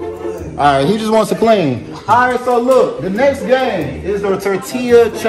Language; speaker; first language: English; native; English